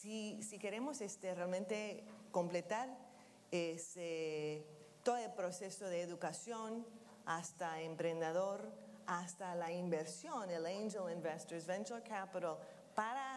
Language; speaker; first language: Spanish; non-native, fluent; English